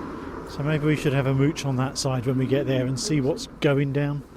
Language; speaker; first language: English; native; English